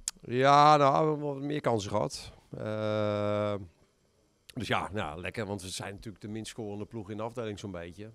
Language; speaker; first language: Dutch; native; Dutch